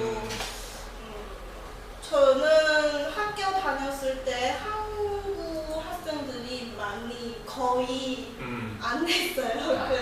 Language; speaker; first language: Korean; non-native, learner; Chinese